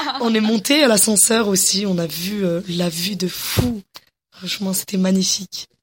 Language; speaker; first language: French; early bilingual, other home language; Arabic